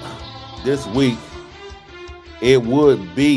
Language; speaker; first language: English; native; English